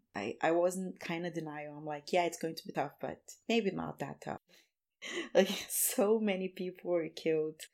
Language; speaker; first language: English; non-native, fluent; Portuguese